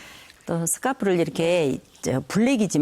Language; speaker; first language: Korean; native; Korean